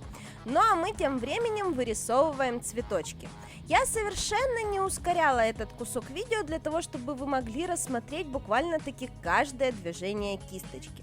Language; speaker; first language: Russian; native; Russian